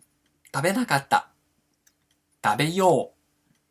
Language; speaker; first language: Japanese; non-native, fluent; Portuguese